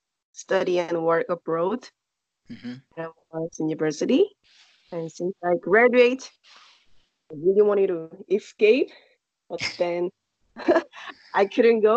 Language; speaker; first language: English; non-native, learner; Korean